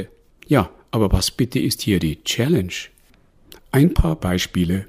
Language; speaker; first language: German; native; German